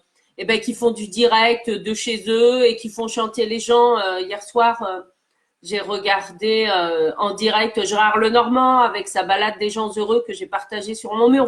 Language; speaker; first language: French; native; French